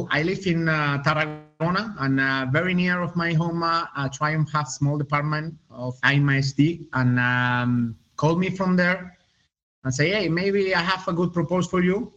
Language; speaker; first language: English; non-native, learner; Spanish